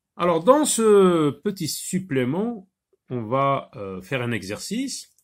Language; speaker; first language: French; non-native, local second language; Arabic